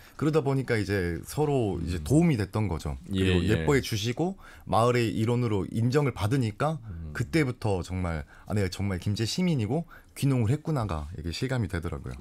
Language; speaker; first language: Korean; native; Korean